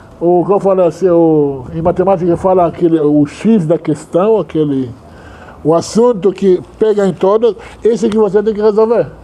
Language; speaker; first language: Portuguese; non-native, fluent; Hebrew